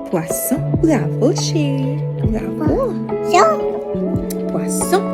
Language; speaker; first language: French; non-native, local second language; Haitian Creole